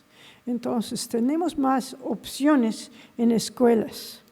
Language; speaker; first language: Spanish; non-native, fluent; English